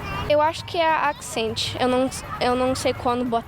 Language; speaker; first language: Portuguese; early bilingual, heritage; English